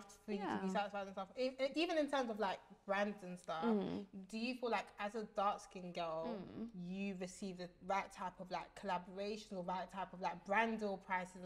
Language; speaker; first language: English; early bilingual, other home language; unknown